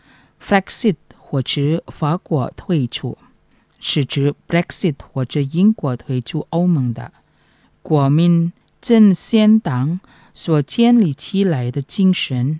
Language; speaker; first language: Chinese; non-native, fluent; Indonesian